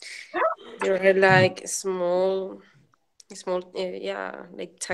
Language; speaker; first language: English; non-native, learner; Spanish